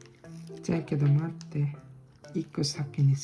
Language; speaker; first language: Japanese; non-native, learner; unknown